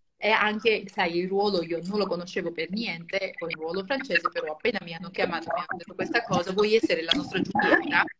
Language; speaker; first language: Italian; non-native, fluent; Georgian